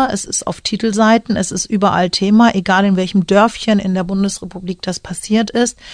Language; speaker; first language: German; early bilingual, other home language; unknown